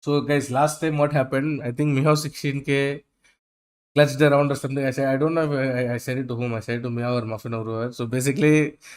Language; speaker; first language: English; non-native, local second language; Hindi